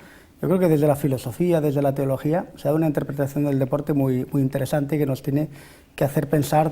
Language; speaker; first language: Spanish; native; Spanish